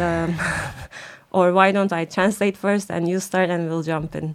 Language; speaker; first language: English; non-native, fluent; Turkish